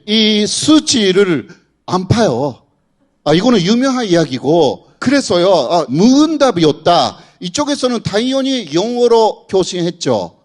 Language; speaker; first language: Korean; non-native, fluent; Japanese